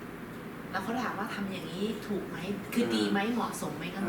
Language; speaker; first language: Thai; native; Thai